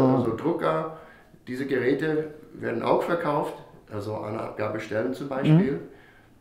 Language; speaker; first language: German; non-native, fluent; English